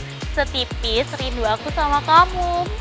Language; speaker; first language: Indonesian; native; Indonesian